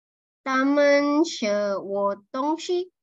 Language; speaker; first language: Chinese; non-native, learner; Malay